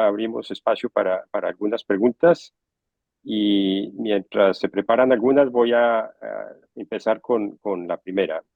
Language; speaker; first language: Spanish; native; Spanish